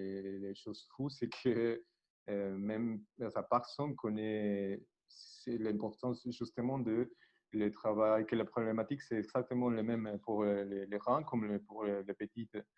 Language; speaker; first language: French; non-native, learner; Spanish